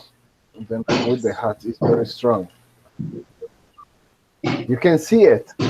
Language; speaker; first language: English; non-native, fluent; Spanish